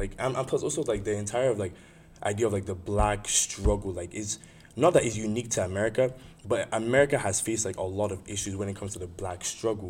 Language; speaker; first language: English; non-native, local second language; Igbo